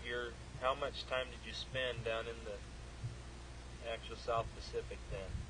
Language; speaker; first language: English; native; English